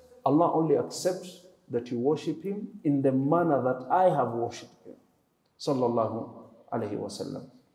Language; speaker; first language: English; non-native, local second language; Swahili